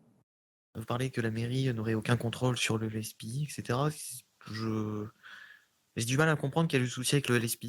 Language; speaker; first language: French; native; French